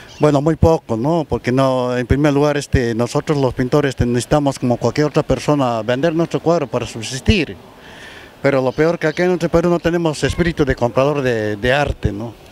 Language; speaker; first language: Spanish; native; Spanish